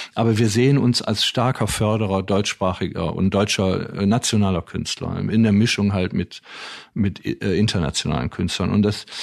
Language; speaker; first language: German; native; German